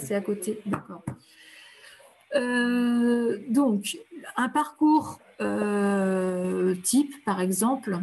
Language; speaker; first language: French; native; French